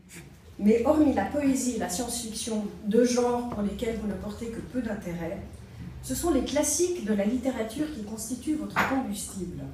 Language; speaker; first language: French; native; French